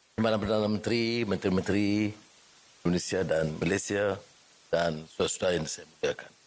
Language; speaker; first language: Malay; native; Malay